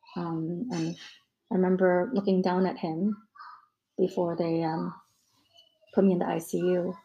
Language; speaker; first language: English; native; English